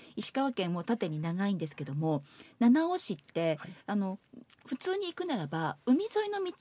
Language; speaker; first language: Japanese; native; Japanese